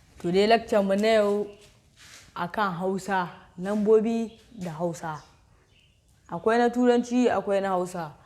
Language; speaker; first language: Hausa; native; Hausa